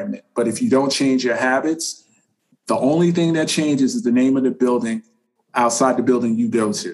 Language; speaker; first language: English; native; English